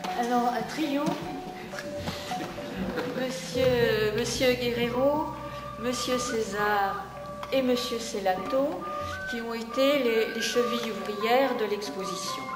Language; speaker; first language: French; native; French